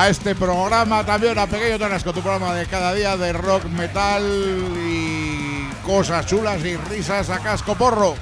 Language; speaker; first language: Spanish; native; Spanish